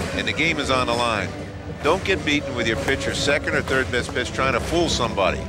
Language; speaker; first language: English; native; English